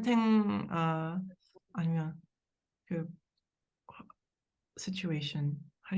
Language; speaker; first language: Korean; non-native, learner; English